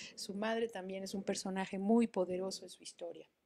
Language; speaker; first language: Spanish; native; Spanish